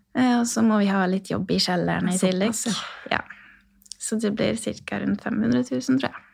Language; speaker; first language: Norwegian; non-native, fluent; Romanian